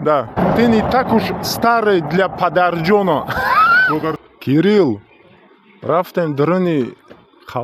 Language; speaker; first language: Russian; non-native, local second language; Tajik